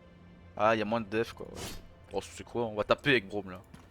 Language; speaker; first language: French; native; French